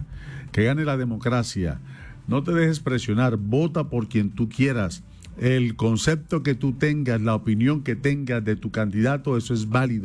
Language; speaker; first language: Spanish; native; Spanish